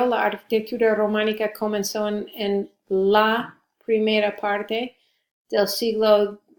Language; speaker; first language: Spanish; non-native, fluent; English